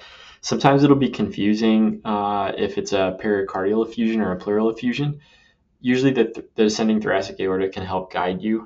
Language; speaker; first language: English; native; English